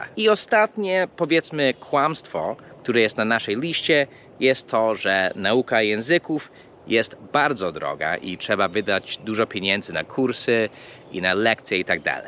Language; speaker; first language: Polish; early bilingual, heritage; English